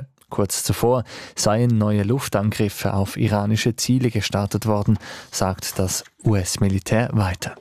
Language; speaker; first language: German; native; German